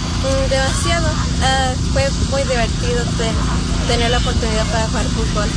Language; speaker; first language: Spanish; early bilingual, other home language; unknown